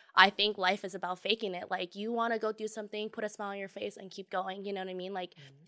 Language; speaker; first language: English; native; English